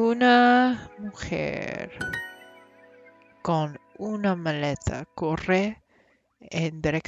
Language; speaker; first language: Spanish; non-native, learner; English